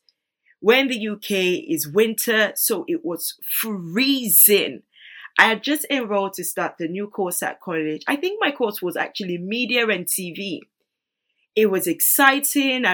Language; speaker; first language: English; non-native, local second language; Yoruba